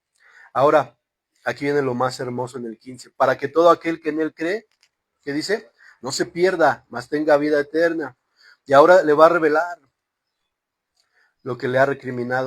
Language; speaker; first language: Spanish; native; Spanish